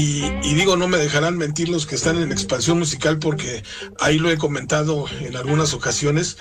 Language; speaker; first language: Spanish; native; Spanish